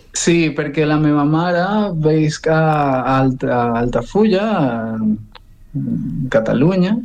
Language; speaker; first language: Catalan; non-native, learner; Spanish